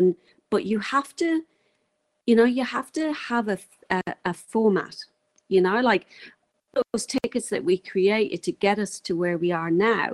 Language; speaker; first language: English; native; English